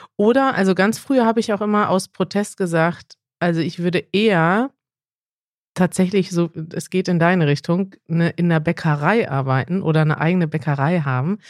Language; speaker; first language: German; native; German